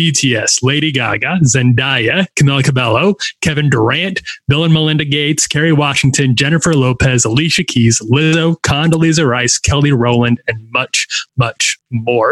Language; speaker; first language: English; native; English